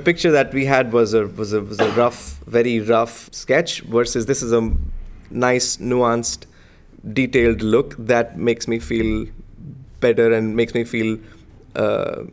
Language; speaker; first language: English; non-native, local second language; Hindi